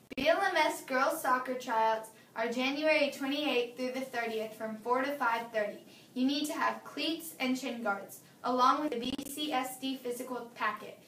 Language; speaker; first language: English; native; English